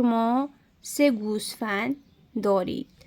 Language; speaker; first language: Persian; non-native, learner; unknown